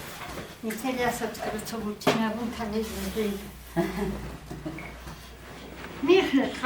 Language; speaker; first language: Russian; non-native, local second language; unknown